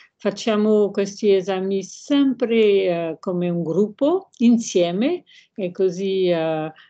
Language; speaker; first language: Italian; non-native, fluent; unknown